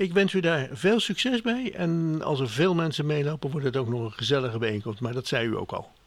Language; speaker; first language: Dutch; native; Dutch